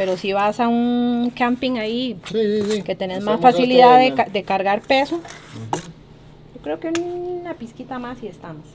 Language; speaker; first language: Spanish; native; Spanish